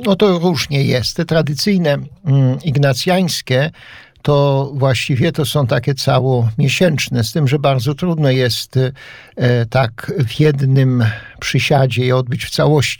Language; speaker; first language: Polish; native; Polish